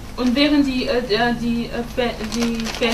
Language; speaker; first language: German; non-native, fluent; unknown